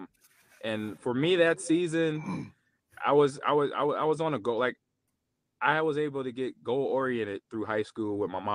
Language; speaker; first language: English; native; English